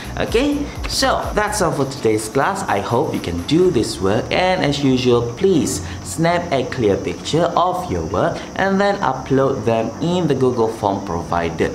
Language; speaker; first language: English; non-native, local second language; Malay